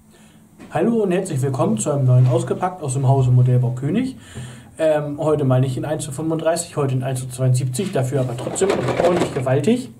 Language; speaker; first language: German; native; German